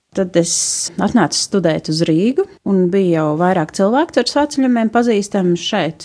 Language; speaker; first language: Latvian; native; Latvian